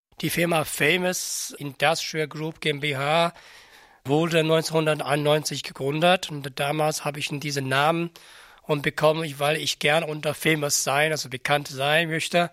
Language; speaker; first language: German; non-native, learner; Chinese